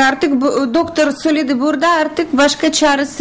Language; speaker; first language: Turkish; non-native, learner; Russian